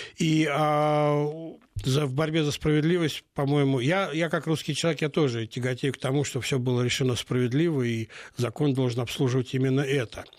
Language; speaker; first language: Russian; native; Russian